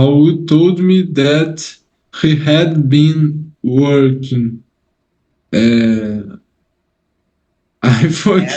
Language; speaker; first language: English; non-native, learner; Portuguese